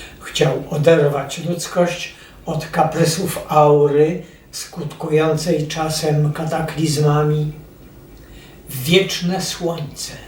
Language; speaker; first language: Polish; native; Polish